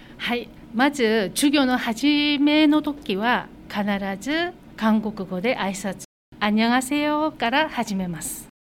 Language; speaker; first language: Japanese; non-native, fluent; Korean